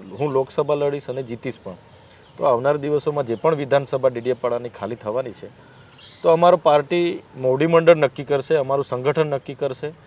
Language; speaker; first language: Gujarati; non-native, local second language; Vasavi